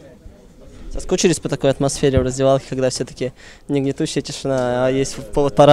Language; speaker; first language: Russian; native; Russian